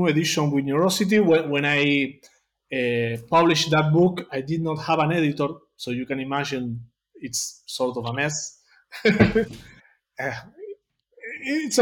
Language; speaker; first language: English; non-native, fluent; Spanish